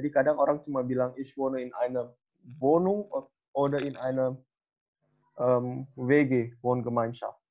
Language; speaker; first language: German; non-native, fluent; Indonesian